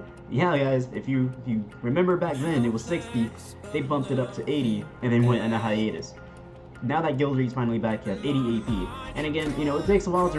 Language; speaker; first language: English; native; English